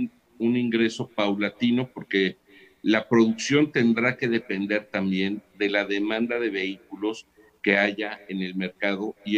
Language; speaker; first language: Spanish; native; Spanish